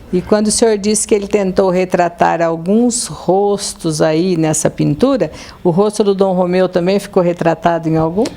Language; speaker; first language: Portuguese; native; Portuguese